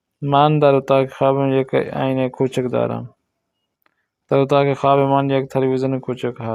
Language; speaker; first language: Persian; non-native, fluent; Urdu